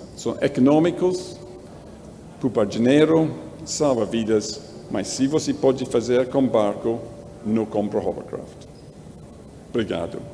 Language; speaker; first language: Portuguese; non-native, learner; English